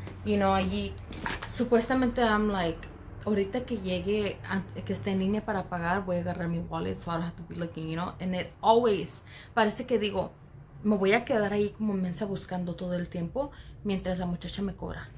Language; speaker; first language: Spanish; early bilingual, heritage; Spanish